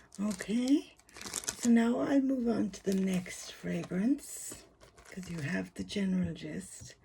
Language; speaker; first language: English; native; English